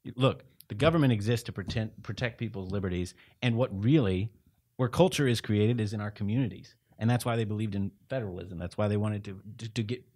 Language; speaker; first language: English; native; English